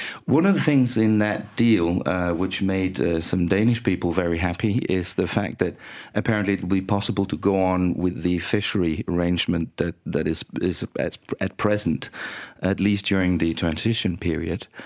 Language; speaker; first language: English; non-native, fluent; Danish